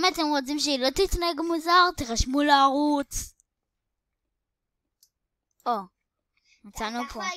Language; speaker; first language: Hebrew; native; Hebrew